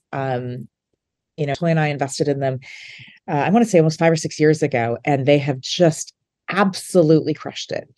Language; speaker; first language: English; native; English